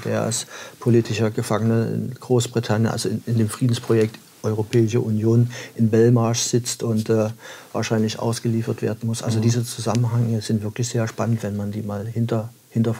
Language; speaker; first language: German; native; German